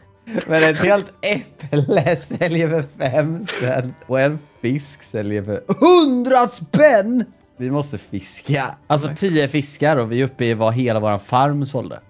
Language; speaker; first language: Swedish; native; Swedish